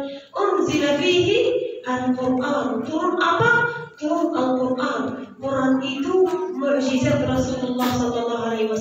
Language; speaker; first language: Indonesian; non-native, learner; Arabic